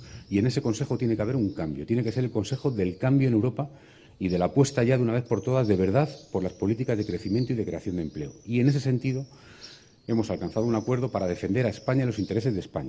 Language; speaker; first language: Spanish; native; Spanish